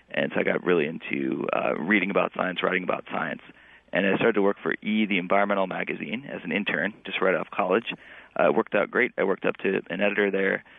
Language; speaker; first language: English; native; English